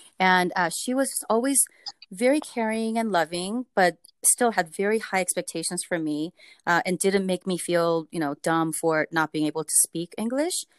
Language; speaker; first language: English; early bilingual, other home language; Korean